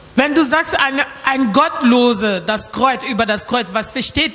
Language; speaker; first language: German; non-native, learner; French